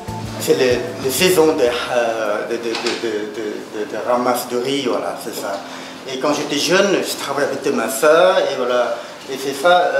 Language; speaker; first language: French; non-native, learner; Khmer